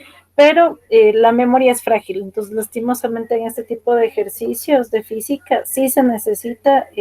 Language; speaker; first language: Spanish; native; Spanish